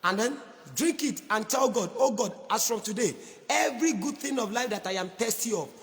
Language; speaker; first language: English; non-native, local second language; Yoruba